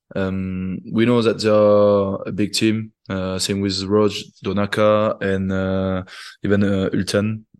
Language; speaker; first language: English; non-native, fluent; French